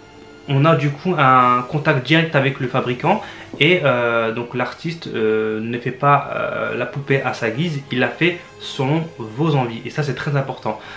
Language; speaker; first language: French; native; French